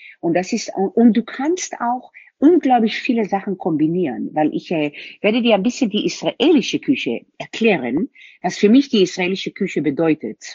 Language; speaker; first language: German; non-native, fluent; Hebrew